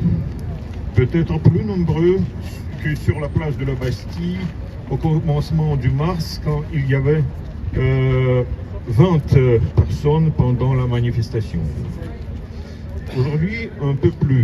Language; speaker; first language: French; non-native, learner; Russian